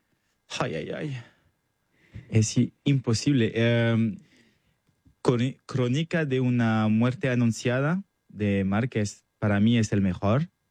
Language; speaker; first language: Spanish; non-native, learner; French